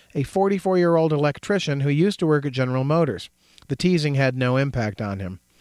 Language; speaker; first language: English; native; English